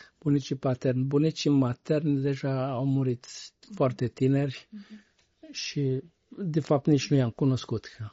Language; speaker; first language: Romanian; non-native, local second language; Bulgarian